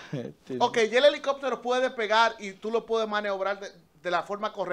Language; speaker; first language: Spanish; native; Spanish